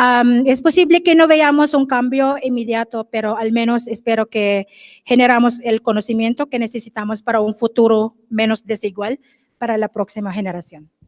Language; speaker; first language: Spanish; non-native, fluent; English